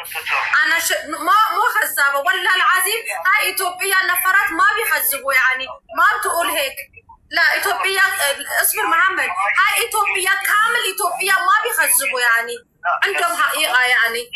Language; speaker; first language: Arabic; non-native, learner; Amharic